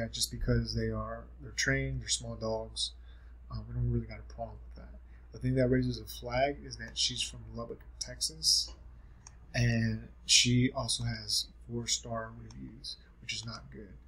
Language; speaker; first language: English; native; English